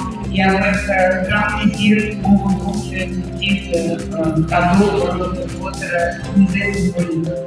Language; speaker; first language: French; non-native, fluent; Russian